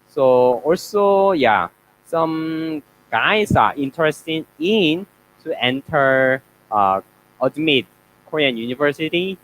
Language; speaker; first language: English; non-native, learner; Korean